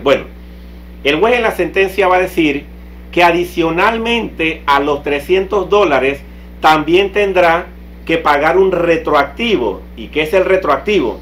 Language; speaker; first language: Spanish; native; Spanish